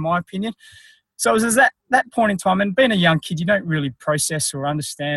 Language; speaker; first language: English; native; English